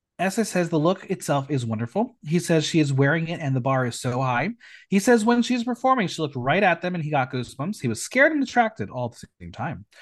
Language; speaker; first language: English; native; English